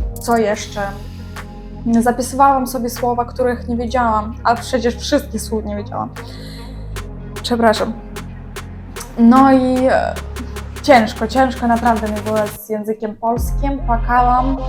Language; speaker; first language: Polish; non-native, learner; Ukrainian